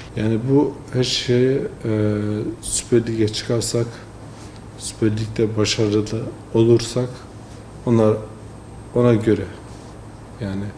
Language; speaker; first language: Turkish; early bilingual, heritage; French